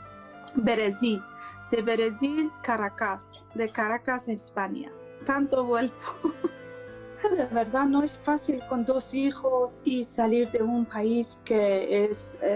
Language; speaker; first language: Spanish; non-native, learner; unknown